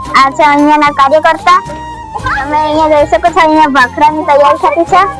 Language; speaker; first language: Gujarati; non-native, local second language; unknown